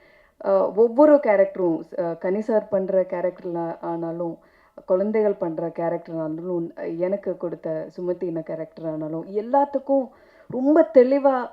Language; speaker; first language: Tamil; non-native, learner; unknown